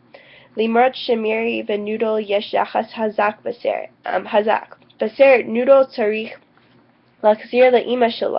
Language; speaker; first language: Hebrew; non-native, learner; English